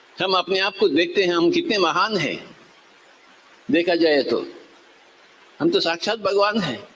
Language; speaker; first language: Hindi; non-native, local second language; Telugu